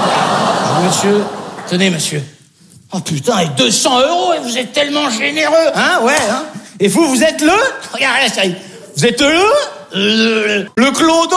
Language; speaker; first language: French; native; French